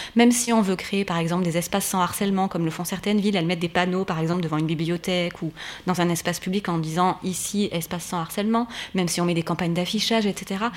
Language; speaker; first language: French; native; French